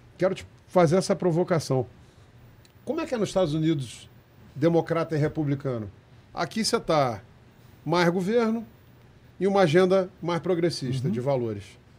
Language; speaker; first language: Portuguese; native; Portuguese